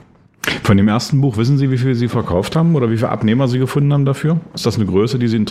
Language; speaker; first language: German; native; German